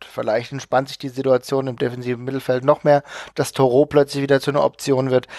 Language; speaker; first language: German; native; German